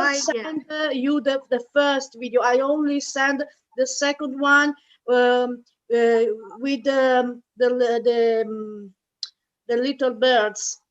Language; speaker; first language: English; non-native, fluent; Italian